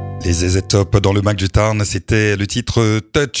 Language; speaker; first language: French; native; French